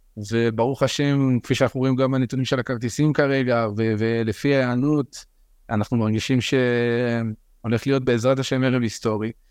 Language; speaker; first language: Hebrew; early bilingual, other home language; French